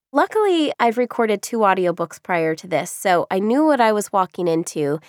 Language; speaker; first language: English; native; English